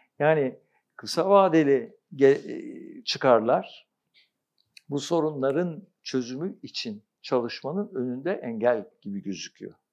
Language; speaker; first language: Turkish; native; Turkish